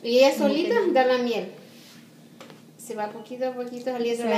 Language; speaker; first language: Spanish; native; Spanish